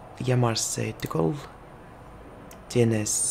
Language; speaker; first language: Spanish; non-native, learner; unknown